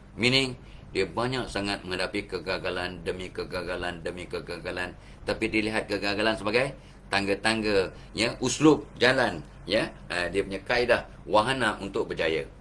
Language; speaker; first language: Malay; native; Malay